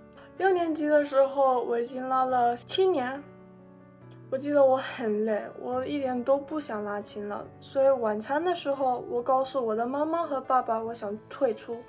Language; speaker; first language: Chinese; early bilingual, heritage; Chinese